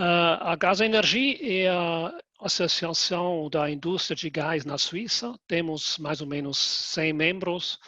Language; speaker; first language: Portuguese; non-native, fluent; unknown